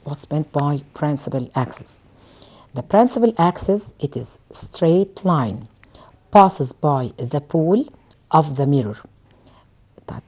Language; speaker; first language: English; non-native, fluent; Arabic